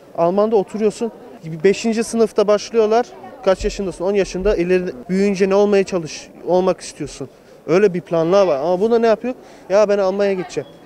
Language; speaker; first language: Turkish; early bilingual, heritage; Turkish